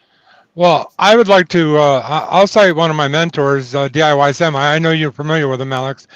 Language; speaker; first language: English; native; English